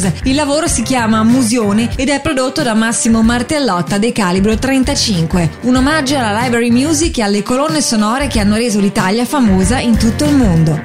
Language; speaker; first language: Italian; native; Italian